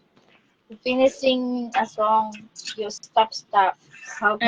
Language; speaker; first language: English; non-native, local second language; Filipino